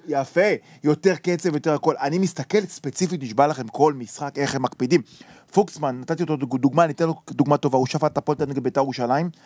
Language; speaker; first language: Hebrew; native; Hebrew